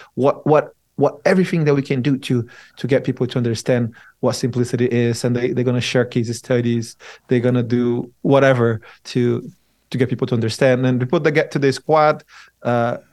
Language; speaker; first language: English; non-native, fluent; Portuguese